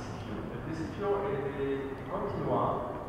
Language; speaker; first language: Spanish; non-native, learner; French